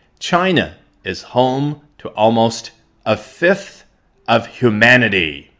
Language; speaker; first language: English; non-native, fluent; Chinese